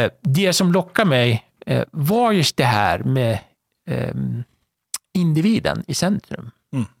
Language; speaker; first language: Swedish; non-native, fluent; Persian